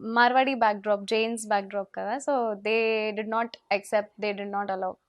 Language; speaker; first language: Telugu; non-native, fluent; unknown